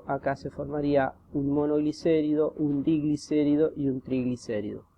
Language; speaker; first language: Spanish; native; Spanish